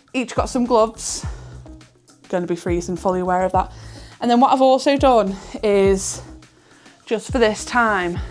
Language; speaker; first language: English; native; English